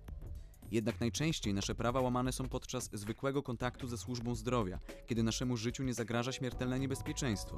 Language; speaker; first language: Polish; native; Polish